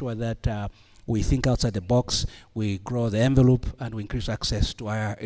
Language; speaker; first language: English; non-native, local second language; Bemba